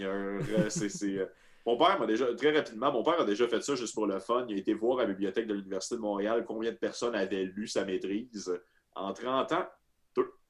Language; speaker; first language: French; native; French